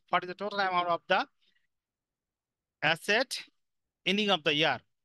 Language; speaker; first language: English; non-native, local second language; Bangla